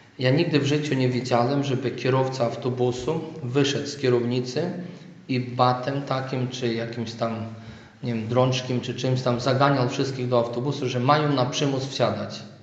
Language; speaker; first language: Polish; native; Polish